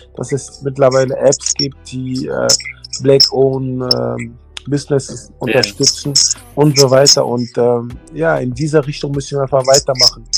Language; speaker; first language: German; early bilingual, other home language; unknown